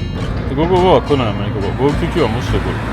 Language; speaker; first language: Japanese; non-native, fluent; French